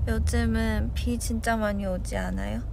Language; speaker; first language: Korean; non-native, fluent; Chinese